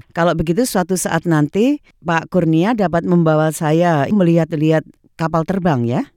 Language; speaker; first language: Indonesian; native; Indonesian